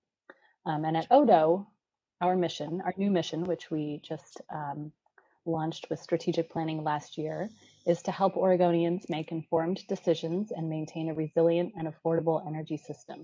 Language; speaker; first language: English; native; English